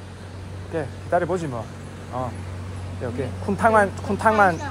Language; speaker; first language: Korean; native; Korean